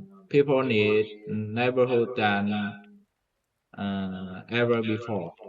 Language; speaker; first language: English; non-native, learner; Vietnamese